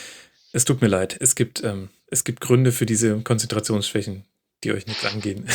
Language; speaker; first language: German; native; German